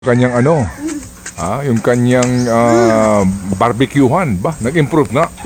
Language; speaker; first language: Filipino; non-native, local second language; Waray